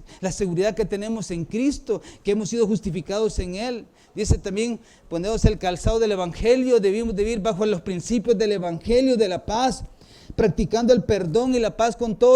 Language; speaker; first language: Spanish; native; Spanish